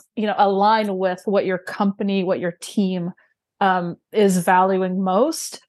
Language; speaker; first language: English; early bilingual, other home language; Romanian